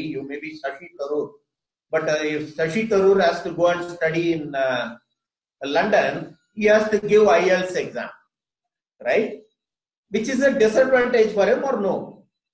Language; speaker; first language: English; non-native, local second language; Tamil